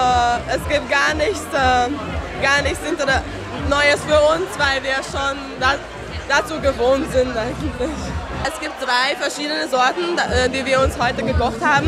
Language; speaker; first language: German; non-native, local second language; Hungarian